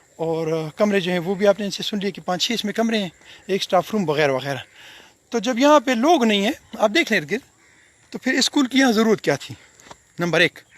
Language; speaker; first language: Urdu; non-native, local second language; Pashto